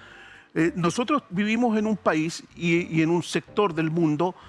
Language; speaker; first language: Spanish; native; Spanish